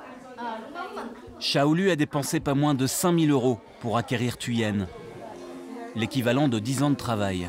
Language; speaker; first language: French; native; French